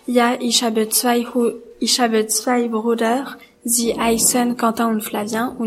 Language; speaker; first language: German; non-native, learner; French